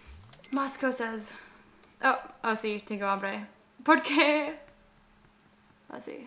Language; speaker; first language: Spanish; non-native, learner; English